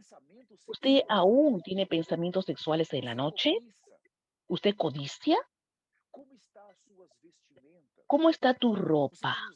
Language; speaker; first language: Spanish; non-native, fluent; Portuguese